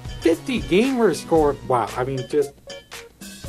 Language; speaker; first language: English; native; English